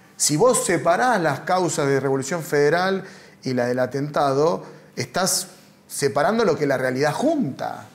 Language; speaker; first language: Spanish; native; Spanish